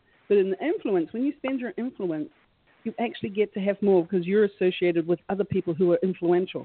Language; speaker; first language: English; native; English